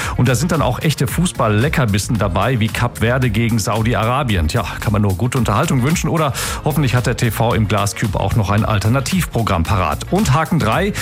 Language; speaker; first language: German; native; German